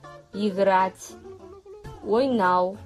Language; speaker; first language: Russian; non-native, fluent; Kazakh